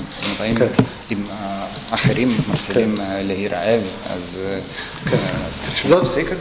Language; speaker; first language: Hebrew; non-native, fluent; Russian